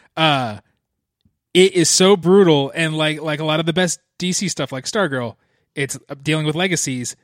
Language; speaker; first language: English; native; English